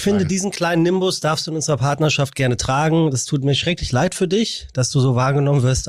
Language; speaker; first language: German; native; German